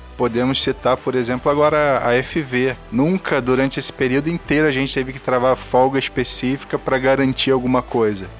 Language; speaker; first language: Portuguese; native; Portuguese